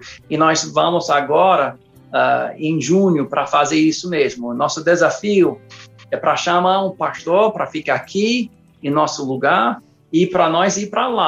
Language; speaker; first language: Portuguese; non-native, fluent; English